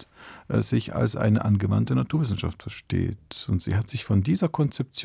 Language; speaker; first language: German; early bilingual, other home language; Italian